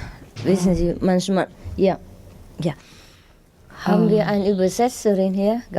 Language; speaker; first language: German; non-native, fluent; Vietnamese